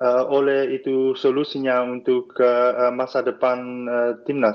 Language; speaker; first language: Indonesian; non-native, fluent; Dutch